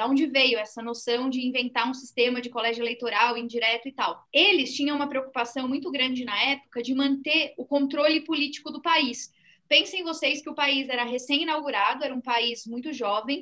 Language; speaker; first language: Portuguese; native; Portuguese